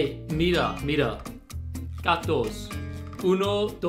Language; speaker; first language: Spanish; non-native, learner; English